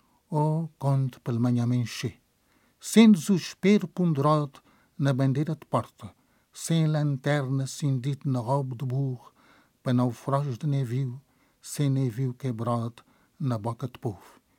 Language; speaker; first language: Portuguese; non-native, local second language; Kabuverdianu